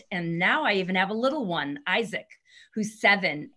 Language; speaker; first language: English; native; English